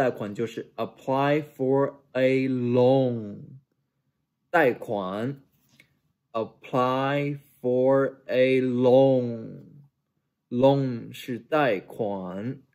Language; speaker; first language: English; non-native, fluent; Chinese